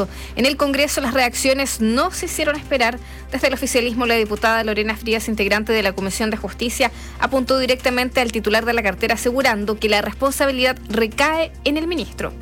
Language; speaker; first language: Spanish; native; Spanish